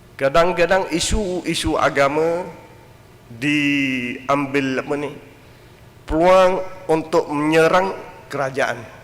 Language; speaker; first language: Malay; non-native, fluent; Western Cham